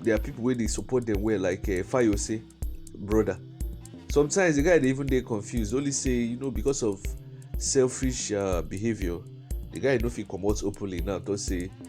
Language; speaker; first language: Nigerian Pidgin; non-native, local second language; Igbo